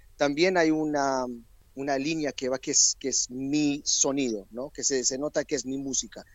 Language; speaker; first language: Spanish; early bilingual, heritage; English